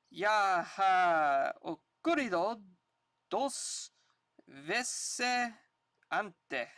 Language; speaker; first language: Spanish; non-native, learner; English